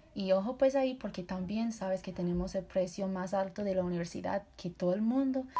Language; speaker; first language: Spanish; non-native, fluent; English